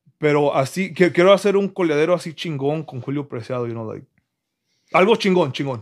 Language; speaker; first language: Spanish; native; Spanish